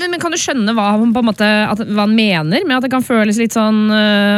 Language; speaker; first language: Norwegian; native; Norwegian